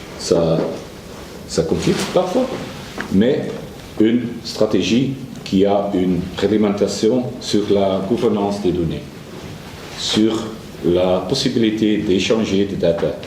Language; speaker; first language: French; non-native, learner; Dutch